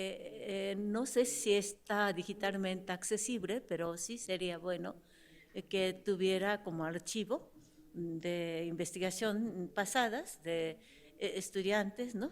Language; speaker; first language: Spanish; non-native, fluent; Japanese